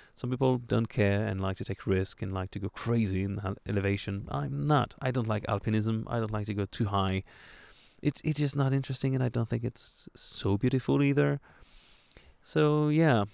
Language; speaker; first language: English; non-native, fluent; French